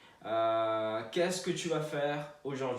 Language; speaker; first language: French; non-native, fluent; Portuguese